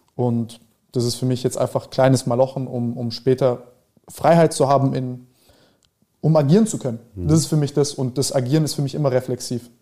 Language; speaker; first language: German; early bilingual, other home language; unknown